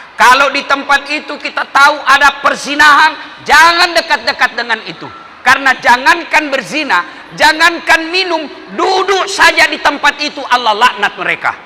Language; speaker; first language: Indonesian; non-native, local second language; Buginese